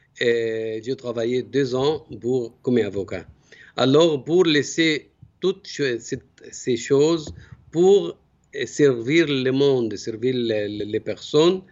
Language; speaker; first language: French; non-native, learner; Arabic